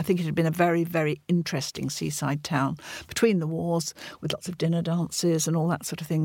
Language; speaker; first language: English; native; English